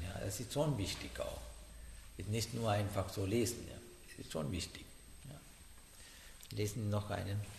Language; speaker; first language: German; non-native, fluent; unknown